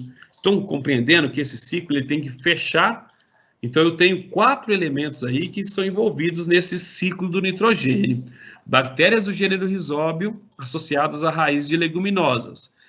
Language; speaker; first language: Portuguese; native; Portuguese